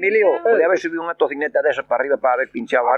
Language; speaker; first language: Spanish; non-native, local second language; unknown